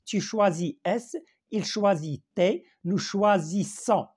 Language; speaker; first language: French; non-native, local second language; Arabic